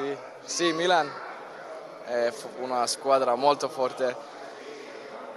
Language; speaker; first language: Italian; non-native, learner; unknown